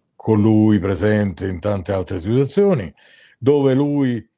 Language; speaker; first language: Italian; native; Italian